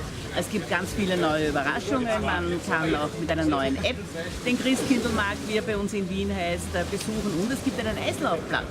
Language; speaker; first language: German; native; German